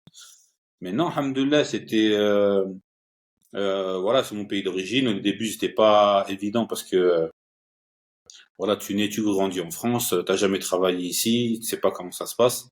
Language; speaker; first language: French; early bilingual, other home language; Turkish